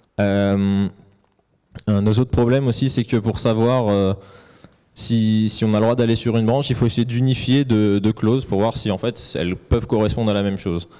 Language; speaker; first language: French; native; French